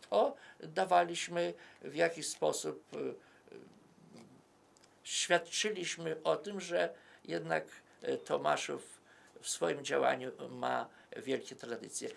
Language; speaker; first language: Polish; native; Polish